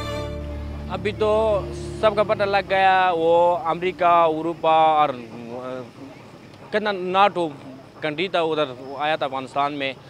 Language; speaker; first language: Hindi; non-native, learner; Persian